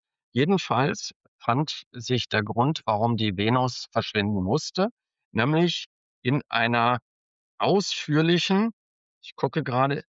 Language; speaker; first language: German; native; German